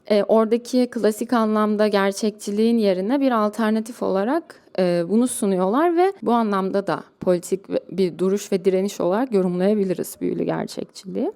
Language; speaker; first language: Turkish; native; Turkish